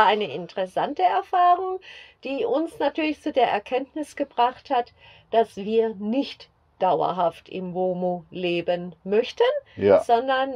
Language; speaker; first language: German; native; German